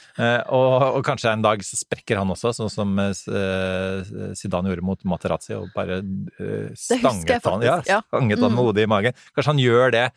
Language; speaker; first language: Norwegian; native; Norwegian